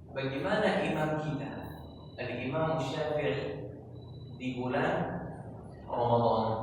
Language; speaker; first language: Indonesian; non-native, learner; Arabic